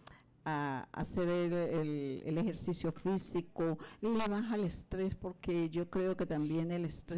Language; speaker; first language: Spanish; native; Spanish